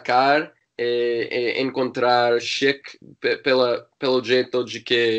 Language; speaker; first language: Portuguese; non-native, learner; English